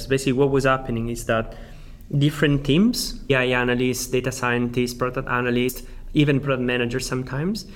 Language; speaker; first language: English; non-native, fluent; Italian